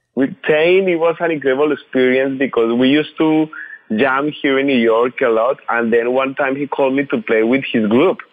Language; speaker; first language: English; non-native, fluent; Spanish